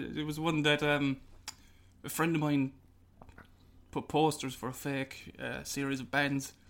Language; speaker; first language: English; native; English